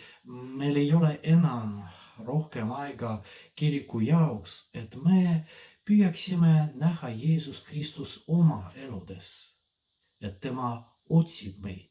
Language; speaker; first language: Estonian; non-native, fluent; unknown